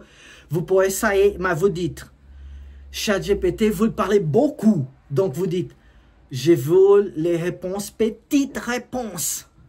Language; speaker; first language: French; non-native, learner; Portuguese